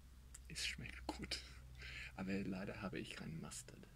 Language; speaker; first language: German; non-native, learner; English